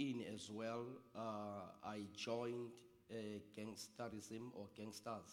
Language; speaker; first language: English; non-native, local second language; Xhosa